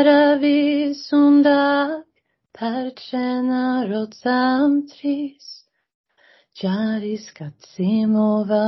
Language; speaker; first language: Georgian; non-native, fluent; Swedish